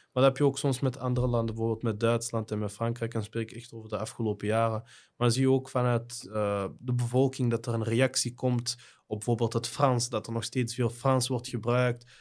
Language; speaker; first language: Dutch; native; Dutch